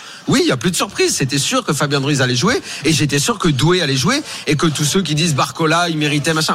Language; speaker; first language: French; native; French